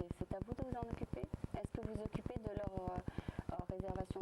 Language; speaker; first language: French; native; French